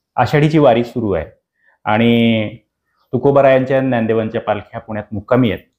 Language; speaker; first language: Marathi; native; Marathi